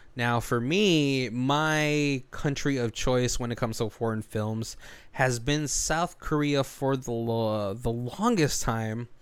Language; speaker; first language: English; native; English